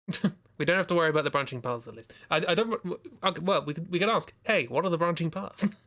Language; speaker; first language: English; native; English